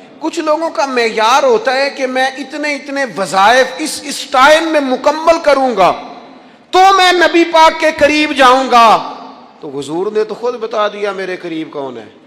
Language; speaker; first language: Urdu; non-native, local second language; Punjabi